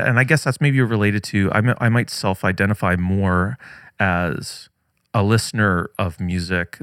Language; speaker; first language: English; native; English